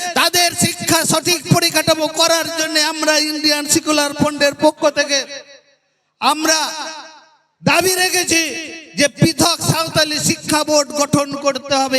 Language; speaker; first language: Bangla; non-native, local second language; Santali